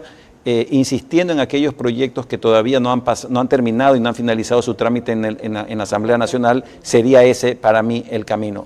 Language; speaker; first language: Spanish; native; Spanish